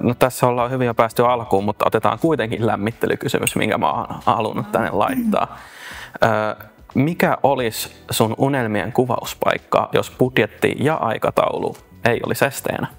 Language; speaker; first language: Finnish; native; Finnish